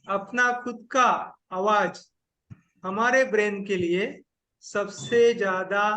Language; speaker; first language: Hindi; non-native, local second language; Marathi